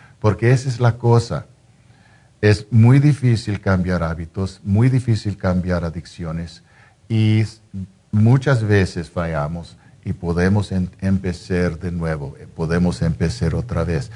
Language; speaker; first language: Spanish; non-native, fluent; English